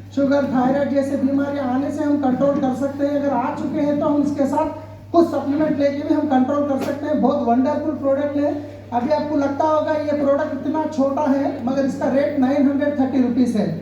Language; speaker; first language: Hindi; non-native, local second language; Telugu